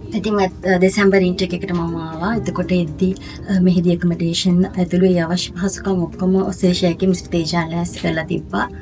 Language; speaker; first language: Sinhala; native; Sinhala